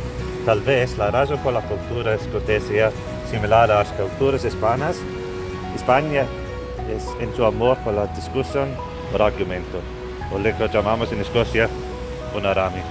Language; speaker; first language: Spanish; non-native, learner; English